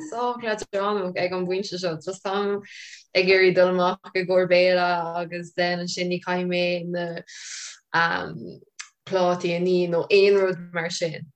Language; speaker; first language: Irish; non-native, local second language; English